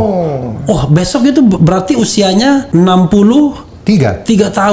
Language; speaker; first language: Indonesian; native; Indonesian